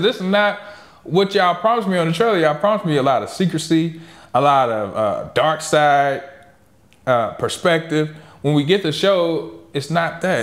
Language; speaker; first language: English; native; English